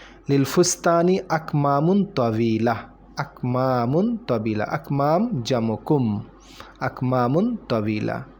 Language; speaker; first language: Arabic; non-native, fluent; Bangla